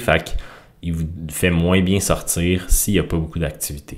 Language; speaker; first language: French; native; French